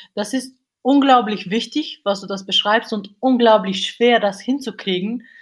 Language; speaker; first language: German; non-native, fluent; Bulgarian